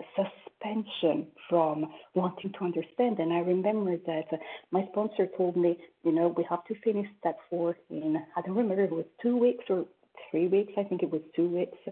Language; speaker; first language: English; non-native, fluent; French